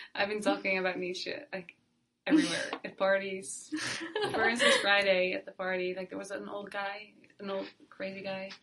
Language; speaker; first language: English; non-native, fluent; Dutch